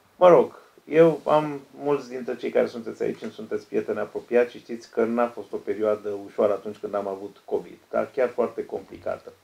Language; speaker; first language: Romanian; native; Romanian